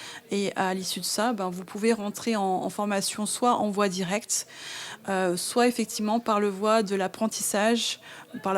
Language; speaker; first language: French; native; French